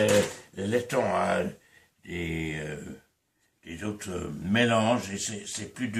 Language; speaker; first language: French; non-native, fluent; English